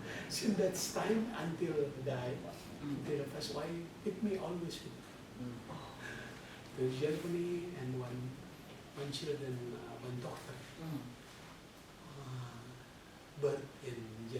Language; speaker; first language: English; non-native, learner; Sundanese